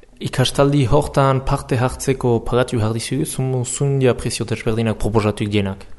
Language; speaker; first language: Basque; native; Basque